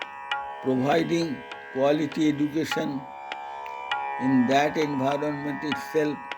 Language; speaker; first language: English; non-native, local second language; Bangla